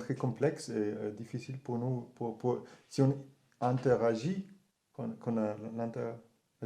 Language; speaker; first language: French; non-native, learner; German